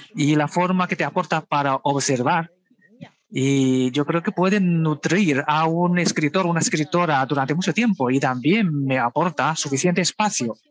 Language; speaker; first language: Spanish; non-native, fluent; Chinese